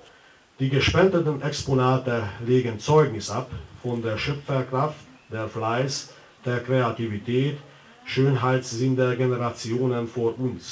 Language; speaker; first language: German; non-native, local second language; Hungarian